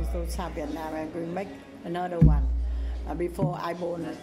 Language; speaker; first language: English; non-native, learner; Vietnamese